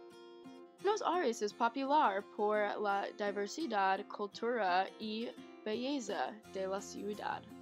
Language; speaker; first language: Spanish; non-native, learner; English